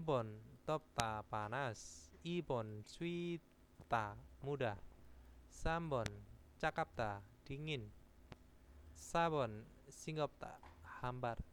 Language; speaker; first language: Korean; non-native, fluent; Indonesian